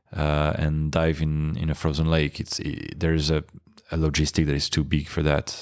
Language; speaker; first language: English; non-native, fluent; French